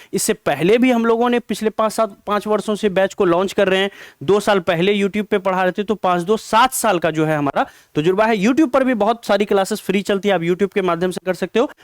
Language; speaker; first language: Hindi; native; Hindi